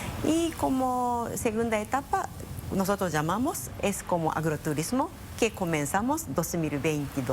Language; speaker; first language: Spanish; non-native, fluent; Japanese